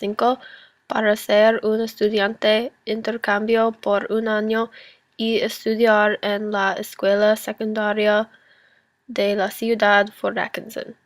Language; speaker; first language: Spanish; non-native, learner; English